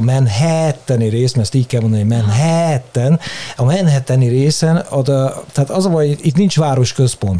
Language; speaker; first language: Hungarian; native; Hungarian